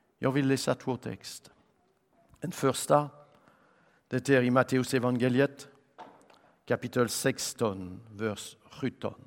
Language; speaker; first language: Swedish; non-native, fluent; French